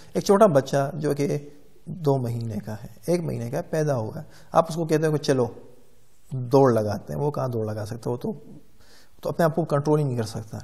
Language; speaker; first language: Urdu; non-native, local second language; Pashto